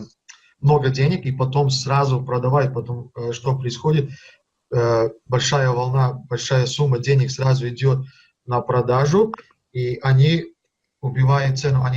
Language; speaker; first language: Russian; early bilingual, heritage; Russian